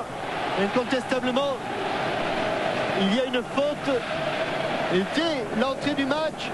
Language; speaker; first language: French; native; French